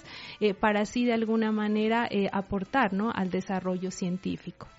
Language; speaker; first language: Spanish; native; Spanish